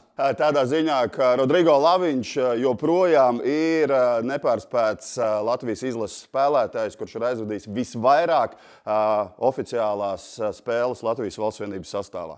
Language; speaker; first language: Latvian; native; Latvian